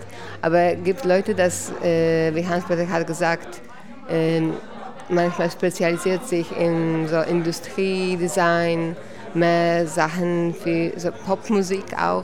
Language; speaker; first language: German; non-native, learner; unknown